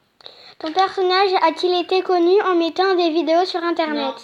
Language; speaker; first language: French; native; French